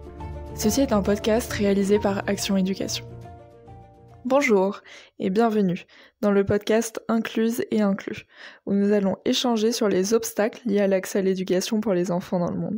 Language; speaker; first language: French; native; French